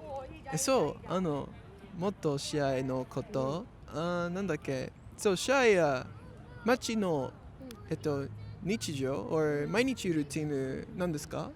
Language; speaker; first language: Japanese; non-native, learner; English